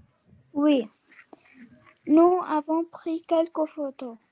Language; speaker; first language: French; non-native, learner; Arabic